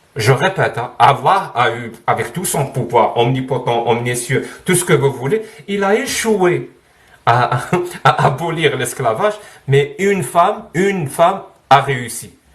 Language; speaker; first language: French; non-native, local second language; Arabic